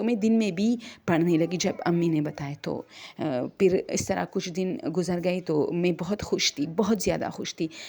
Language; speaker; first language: Urdu; non-native, local second language; Pashto